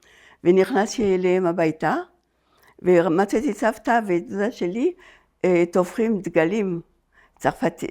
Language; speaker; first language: Hebrew; non-native, fluent; French